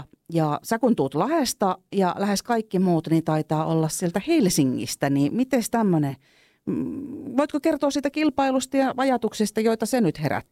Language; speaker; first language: Finnish; native; Finnish